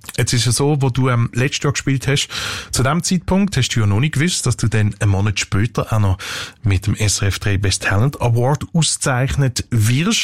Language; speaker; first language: German; native; German